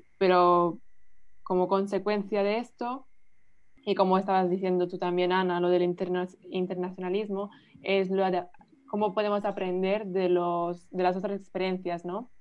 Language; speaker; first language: Spanish; non-native, fluent; English